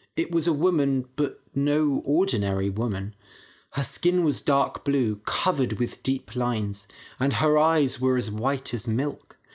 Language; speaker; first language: English; native; English